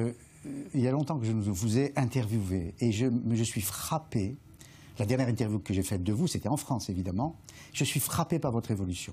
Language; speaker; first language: French; native; French